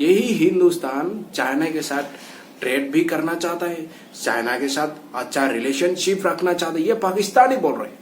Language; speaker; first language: Hindi; non-native, local second language; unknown